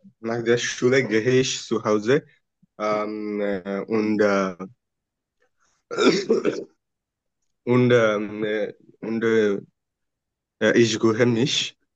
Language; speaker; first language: German; non-native, learner; Bangla